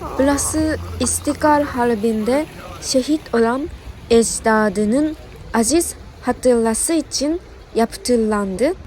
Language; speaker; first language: Turkish; non-native, learner; Japanese